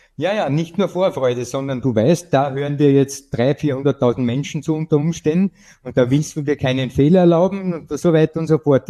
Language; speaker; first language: German; native; German